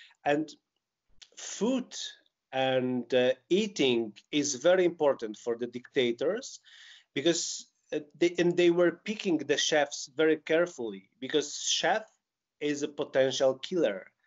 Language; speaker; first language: English; non-native, fluent; Polish